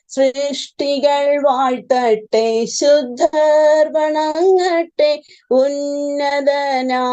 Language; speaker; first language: Malayalam; native; Malayalam